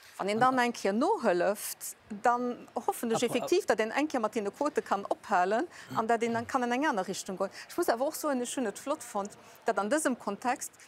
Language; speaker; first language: Luxembourgish; early bilingual, other home language; Portuguese